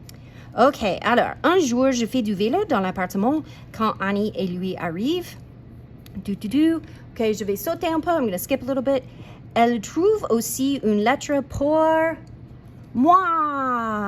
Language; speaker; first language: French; non-native, fluent; English